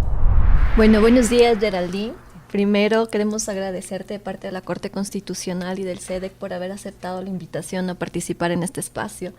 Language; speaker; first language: Spanish; native; Spanish